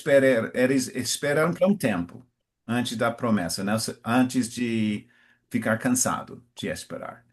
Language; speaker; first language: Portuguese; non-native, fluent; English